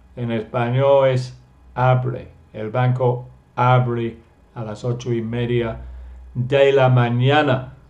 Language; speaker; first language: Spanish; non-native, fluent; English